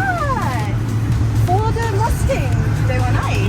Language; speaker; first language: Japanese; non-native, learner; English